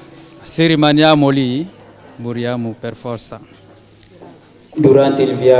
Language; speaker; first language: Italian; non-native, fluent; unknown